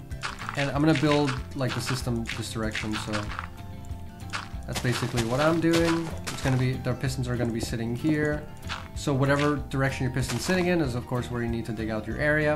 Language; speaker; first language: English; native; English